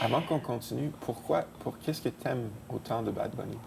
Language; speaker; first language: French; native; French